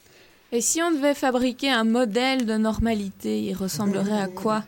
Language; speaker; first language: French; native; French